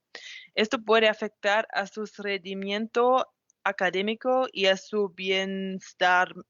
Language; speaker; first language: Spanish; non-native, fluent; German